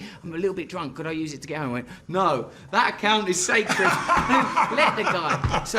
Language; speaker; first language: English; native; English